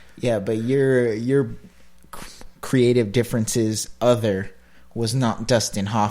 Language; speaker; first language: English; native; English